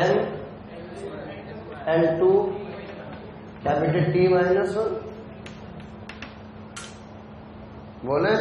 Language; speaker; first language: Hindi; native; Hindi